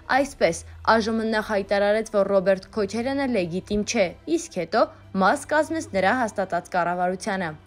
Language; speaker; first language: Armenian; native; Armenian